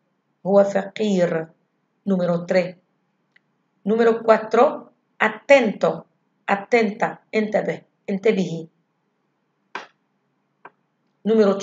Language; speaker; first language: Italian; non-native, learner; Arabic